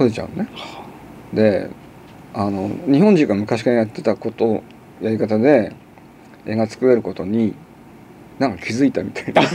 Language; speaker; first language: Japanese; native; Japanese